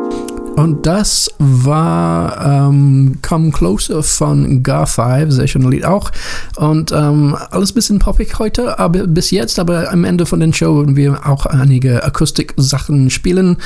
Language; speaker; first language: German; non-native, learner; English